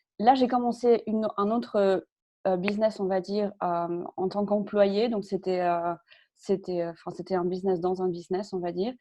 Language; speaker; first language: French; early bilingual, other home language; Spanish